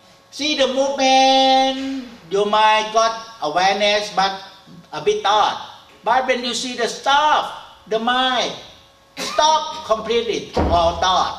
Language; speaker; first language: English; non-native, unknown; Thai